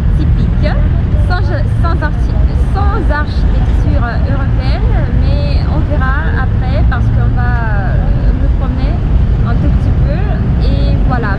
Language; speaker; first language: French; non-native, fluent; Russian